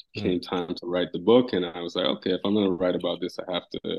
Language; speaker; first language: English; native; English